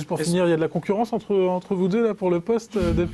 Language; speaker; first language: French; native; French